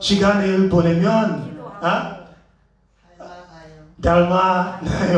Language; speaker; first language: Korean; non-native, learner; English